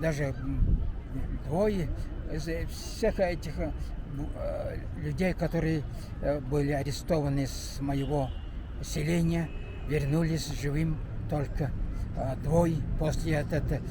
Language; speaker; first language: Russian; non-native, fluent; Mongolian